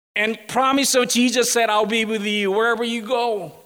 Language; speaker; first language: English; non-native, fluent; Korean